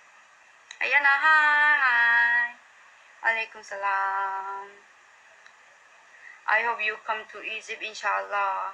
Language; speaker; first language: English; non-native, learner; Korean